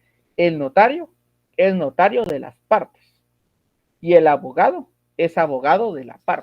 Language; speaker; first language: Spanish; native; Spanish